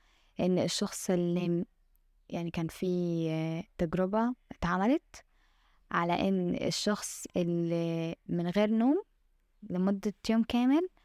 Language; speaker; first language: Arabic; native; Arabic